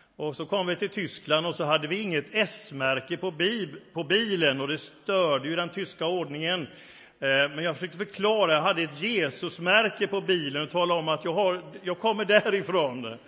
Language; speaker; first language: Swedish; native; Swedish